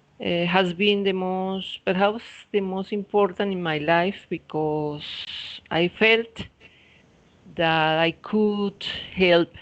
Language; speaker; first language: English; non-native, fluent; Spanish